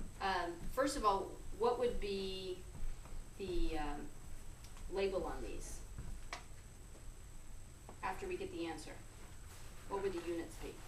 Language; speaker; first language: English; native; English